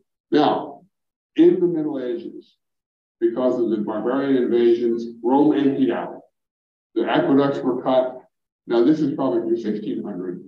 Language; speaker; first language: English; native; English